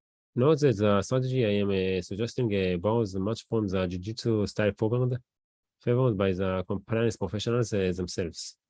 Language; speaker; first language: English; non-native, learner; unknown